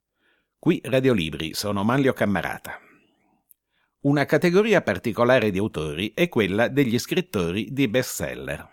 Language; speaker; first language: Italian; native; Italian